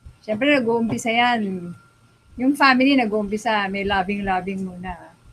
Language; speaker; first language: Filipino; non-native, local second language; Iloko